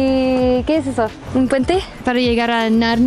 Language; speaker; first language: Spanish; non-native, fluent; English